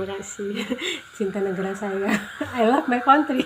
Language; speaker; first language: Indonesian; native; Indonesian